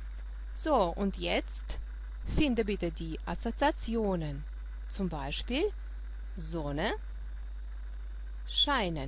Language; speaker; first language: German; non-native, fluent; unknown